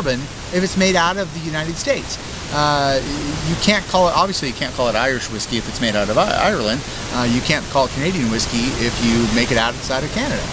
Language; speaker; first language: English; native; English